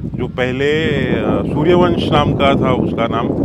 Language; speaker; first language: Hindi; non-native, local second language; Marathi